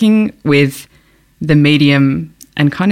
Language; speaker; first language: English; native; English